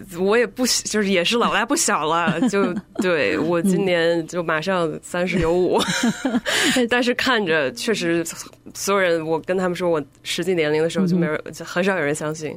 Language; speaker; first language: Chinese; native; Chinese